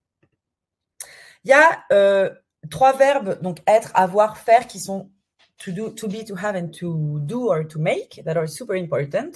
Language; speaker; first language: French; native; French